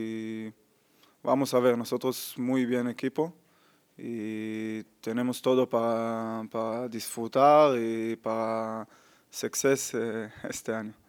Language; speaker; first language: Spanish; non-native, learner; Hebrew